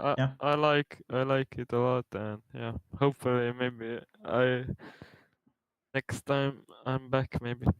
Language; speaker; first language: English; non-native, learner; Slovenian